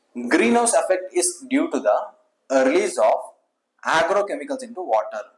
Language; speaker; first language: English; non-native, local second language; Kannada